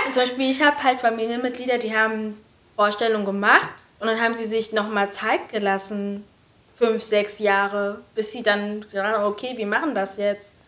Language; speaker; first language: German; early bilingual, other home language; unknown